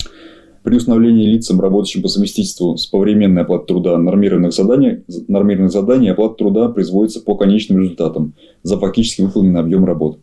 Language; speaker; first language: Russian; native; Russian